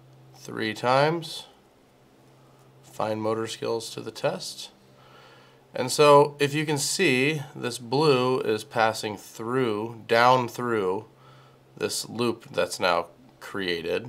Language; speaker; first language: English; native; English